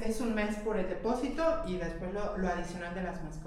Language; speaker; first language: Spanish; native; Spanish